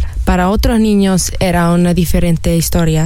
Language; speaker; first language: Spanish; early bilingual, heritage; Spanish